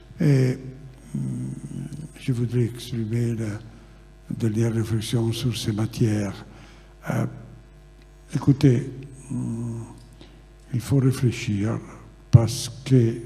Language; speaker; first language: French; non-native, fluent; Italian